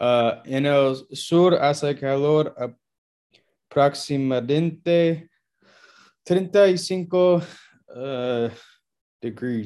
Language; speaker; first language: Spanish; non-native, learner; English